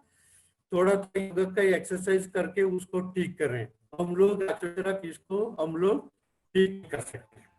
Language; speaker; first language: Hindi; non-native, local second language; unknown